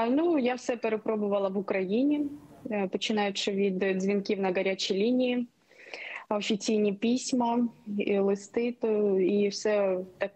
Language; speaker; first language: Ukrainian; non-native, local second language; Russian